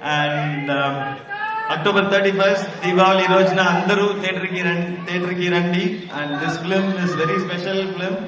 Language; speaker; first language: Telugu; non-native, learner; Tamil